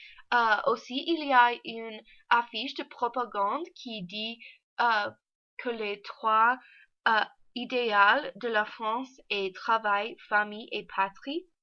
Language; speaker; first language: French; non-native, learner; English